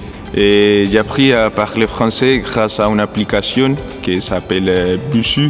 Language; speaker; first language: French; non-native, fluent; Spanish